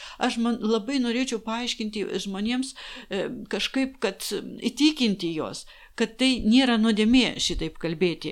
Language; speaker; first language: Lithuanian; non-native, local second language; Polish